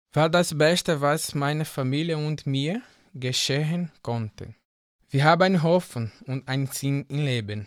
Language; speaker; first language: German; non-native, learner; Portuguese